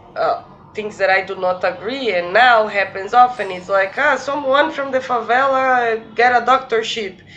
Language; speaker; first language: English; non-native, fluent; Portuguese